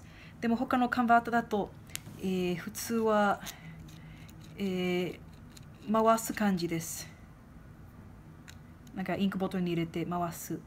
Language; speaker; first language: Japanese; non-native, fluent; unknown